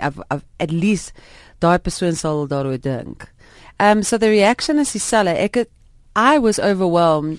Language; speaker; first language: English; non-native, local second language; Afrikaans